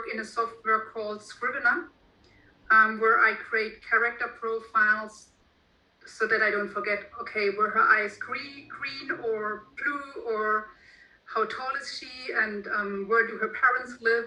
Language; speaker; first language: English; non-native, fluent; German